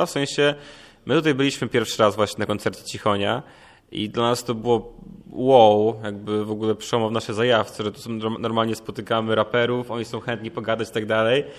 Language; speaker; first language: Polish; native; Polish